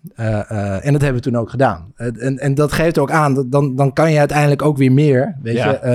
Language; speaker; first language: Dutch; native; Dutch